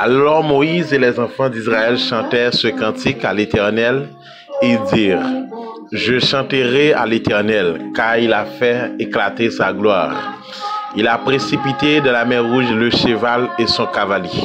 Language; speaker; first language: French; non-native, local second language; Haitian Creole